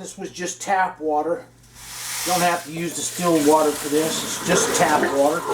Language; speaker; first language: English; native; English